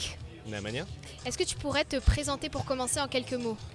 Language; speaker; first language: French; native; French